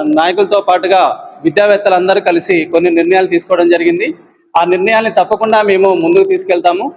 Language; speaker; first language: Telugu; non-native, local second language; Lambadi